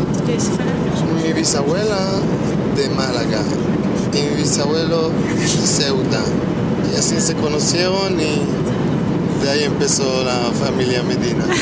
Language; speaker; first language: Spanish; early bilingual, heritage; Hebrew